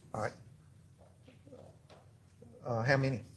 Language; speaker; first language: English; native; English